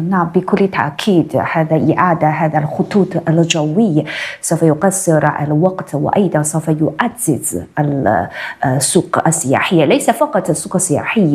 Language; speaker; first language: Arabic; non-native, fluent; Chinese